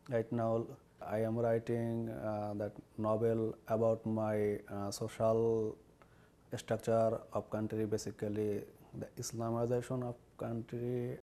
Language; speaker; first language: English; non-native, learner; Bangla